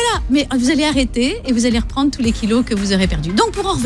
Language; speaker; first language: French; native; French